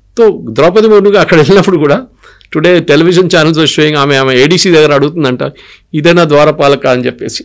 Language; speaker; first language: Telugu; non-native, local second language; Malayalam